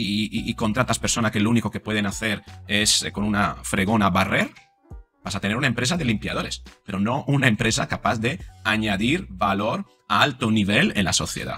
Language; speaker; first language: Spanish; native; Spanish